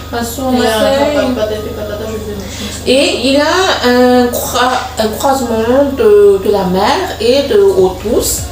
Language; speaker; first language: French; non-native, local second language; Malagasy